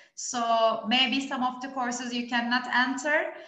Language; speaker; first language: English; non-native, fluent; Turkish